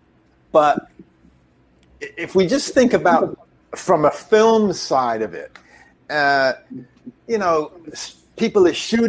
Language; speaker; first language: English; native; English